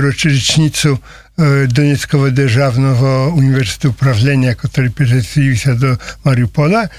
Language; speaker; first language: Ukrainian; non-native, learner; Polish